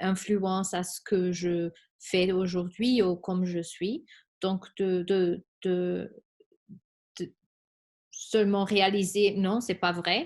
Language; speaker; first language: French; non-native, fluent; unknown